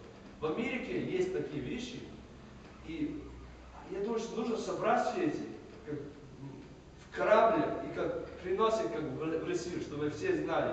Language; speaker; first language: Russian; non-native, fluent; English